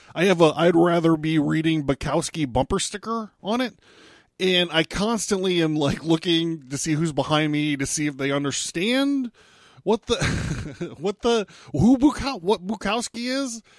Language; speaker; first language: English; native; English